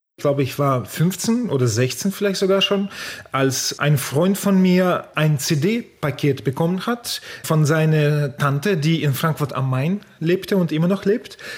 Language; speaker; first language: German; non-native, fluent; Russian